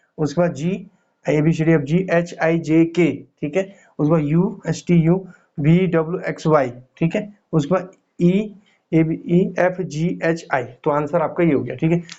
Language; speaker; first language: Hindi; native; Hindi